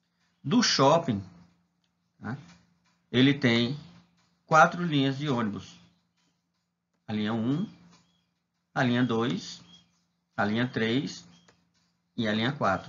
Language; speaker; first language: Portuguese; native; Portuguese